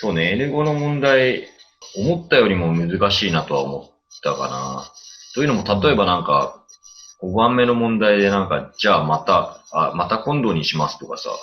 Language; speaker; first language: Japanese; native; Japanese